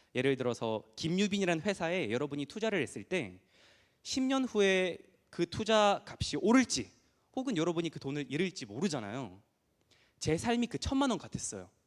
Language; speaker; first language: Korean; early bilingual, heritage; Korean